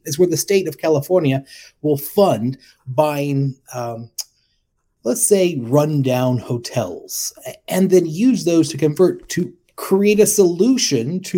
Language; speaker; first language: English; native; English